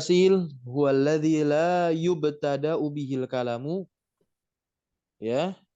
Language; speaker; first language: Arabic; non-native, fluent; Indonesian